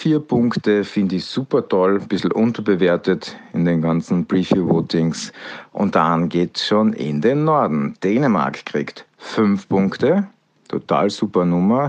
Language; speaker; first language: German; native; German